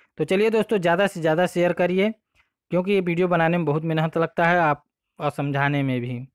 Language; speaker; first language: Hindi; native; Hindi